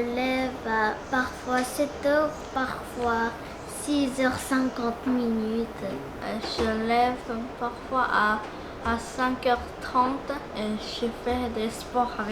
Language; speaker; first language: French; non-native, learner; Korean